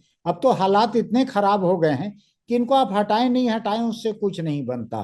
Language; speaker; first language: Hindi; native; Hindi